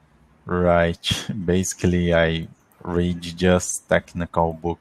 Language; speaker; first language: English; non-native, learner; Portuguese